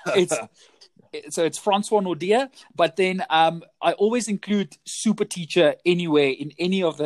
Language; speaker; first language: English; non-native, local second language; Afrikaans